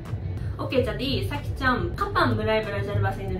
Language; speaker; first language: Indonesian; non-native, fluent; Japanese